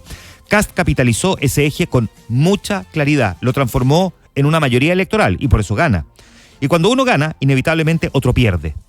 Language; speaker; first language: Spanish; native; Spanish